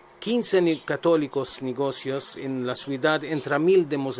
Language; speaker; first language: Spanish; non-native, learner; Arabic